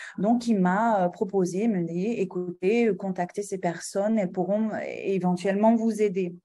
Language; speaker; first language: French; non-native, local second language; Arabic